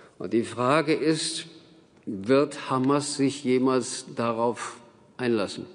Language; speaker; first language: German; native; German